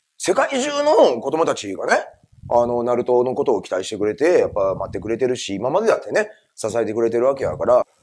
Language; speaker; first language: Japanese; native; Japanese